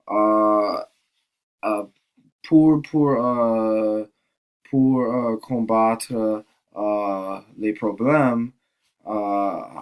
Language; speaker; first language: French; non-native, learner; English